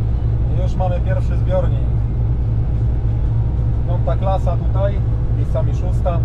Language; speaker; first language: Polish; native; Polish